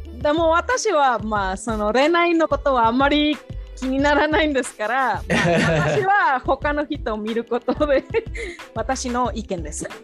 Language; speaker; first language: Japanese; non-native, fluent; Spanish